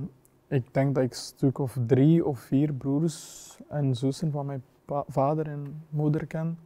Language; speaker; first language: Dutch; non-native, fluent; Kinyarwanda